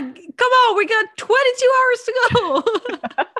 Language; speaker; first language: English; non-native, fluent; Swedish